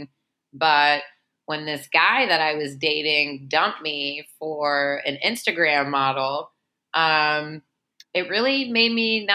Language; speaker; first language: English; native; English